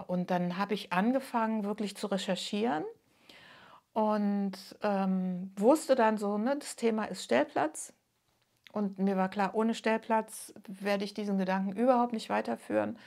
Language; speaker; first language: German; native; German